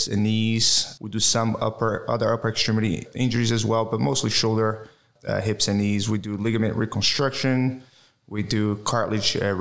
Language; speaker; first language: English; non-native, fluent; Portuguese